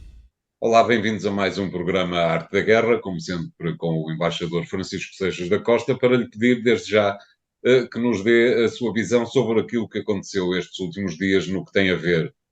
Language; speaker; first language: Portuguese; native; Portuguese